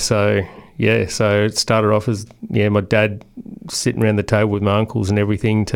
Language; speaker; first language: English; native; English